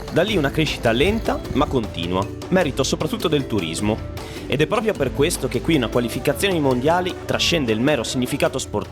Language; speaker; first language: Italian; native; Italian